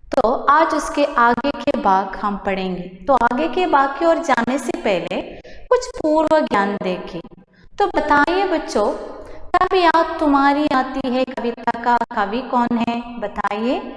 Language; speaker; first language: Hindi; non-native, local second language; Malayalam